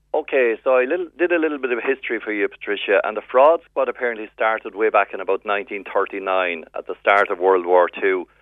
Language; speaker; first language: English; native; English